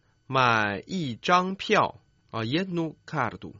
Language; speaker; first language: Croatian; non-native, fluent; Chinese